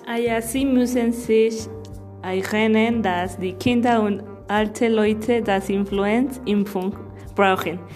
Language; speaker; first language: German; non-native, learner; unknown